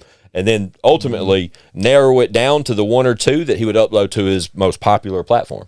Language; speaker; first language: English; native; English